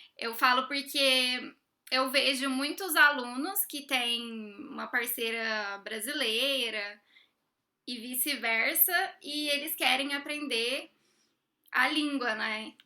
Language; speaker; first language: Portuguese; native; Portuguese